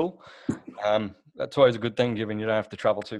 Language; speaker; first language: English; native; English